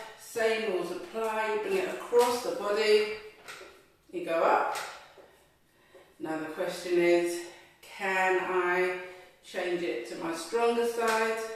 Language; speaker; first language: English; native; English